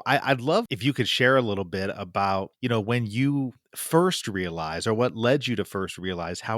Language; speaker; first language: English; native; English